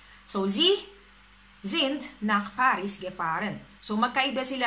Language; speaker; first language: German; non-native, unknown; Filipino